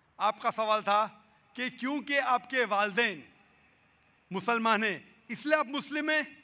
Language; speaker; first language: Hindi; non-native, local second language; Konkani